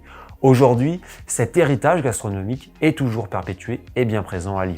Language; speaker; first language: French; native; French